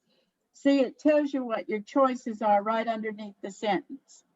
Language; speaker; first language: English; native; English